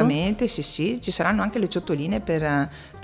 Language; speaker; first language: Italian; native; Italian